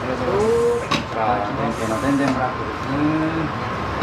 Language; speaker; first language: Japanese; native; Japanese